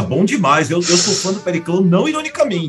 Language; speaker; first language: Portuguese; native; Portuguese